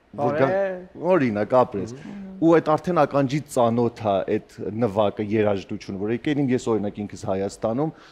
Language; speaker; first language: Armenian; early bilingual, heritage; Armenian